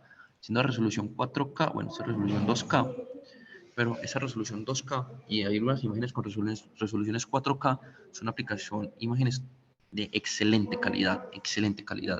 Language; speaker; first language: Spanish; native; Spanish